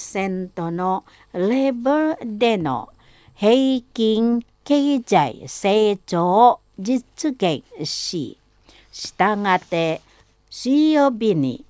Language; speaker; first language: Japanese; non-native, fluent; Indonesian